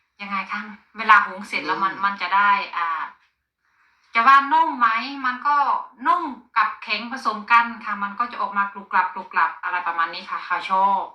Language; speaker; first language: Thai; native; Thai